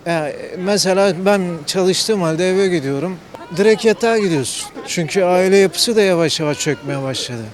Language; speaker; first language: Turkish; native; Turkish